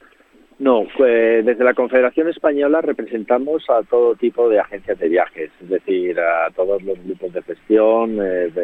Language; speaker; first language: Spanish; native; Spanish